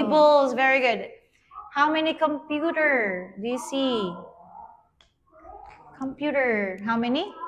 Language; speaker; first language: English; non-native, fluent; Vietnamese